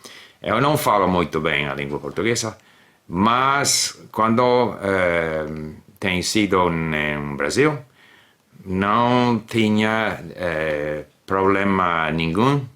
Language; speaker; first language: Portuguese; non-native, learner; English